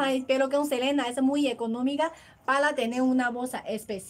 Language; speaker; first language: Spanish; non-native, learner; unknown